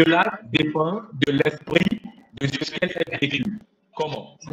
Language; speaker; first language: French; non-native, fluent; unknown